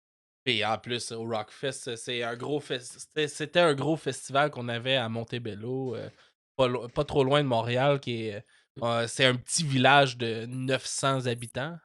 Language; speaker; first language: French; native; French